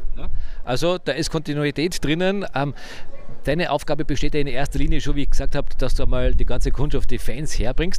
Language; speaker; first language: German; native; German